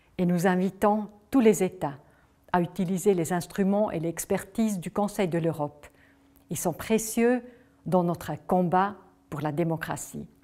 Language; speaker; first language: French; non-native, local second language; German